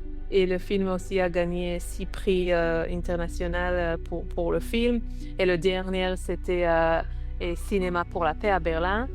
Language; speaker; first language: French; non-native, learner; Hebrew